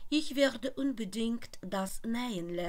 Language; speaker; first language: German; non-native, fluent; Russian